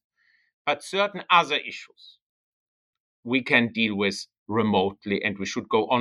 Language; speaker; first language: English; non-native, fluent; German